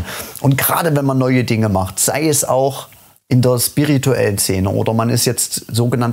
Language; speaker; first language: German; native; German